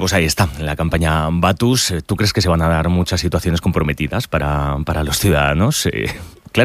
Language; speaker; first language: Spanish; native; Spanish